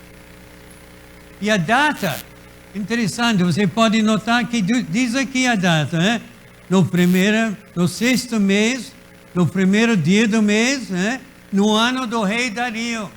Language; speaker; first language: Portuguese; native; Portuguese